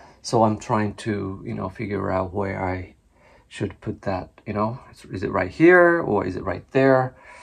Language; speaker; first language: English; non-native, fluent; Japanese